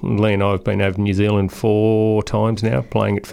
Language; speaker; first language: English; native; English